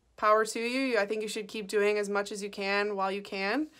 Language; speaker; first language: English; native; English